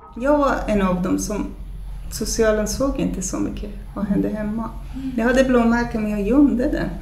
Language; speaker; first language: Swedish; non-native, fluent; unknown